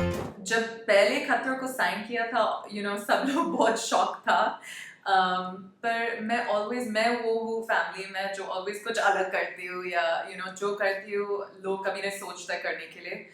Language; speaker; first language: Hindi; non-native, local second language; English